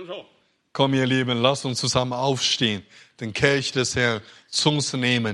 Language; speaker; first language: German; non-native, fluent; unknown